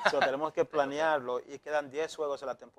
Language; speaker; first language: Spanish; native; Spanish